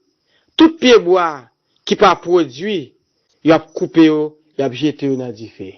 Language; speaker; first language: French; non-native, local second language; Haitian Creole